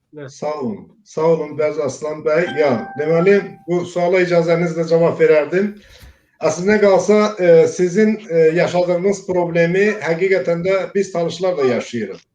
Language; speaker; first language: Azerbaijani; non-native, local second language; Talysh